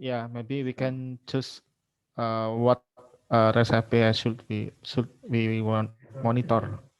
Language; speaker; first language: English; non-native, learner; Indonesian